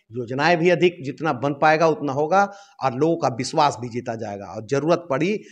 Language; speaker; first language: Hindi; native; Hindi